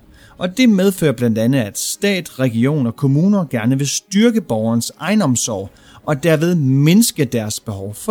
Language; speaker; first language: Danish; native; Danish